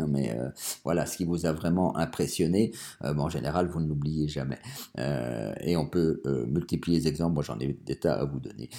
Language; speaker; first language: French; native; French